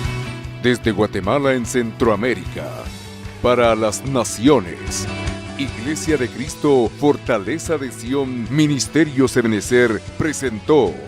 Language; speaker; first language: Spanish; native; Spanish